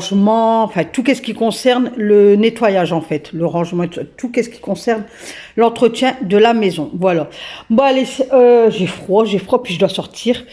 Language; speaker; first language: French; native; French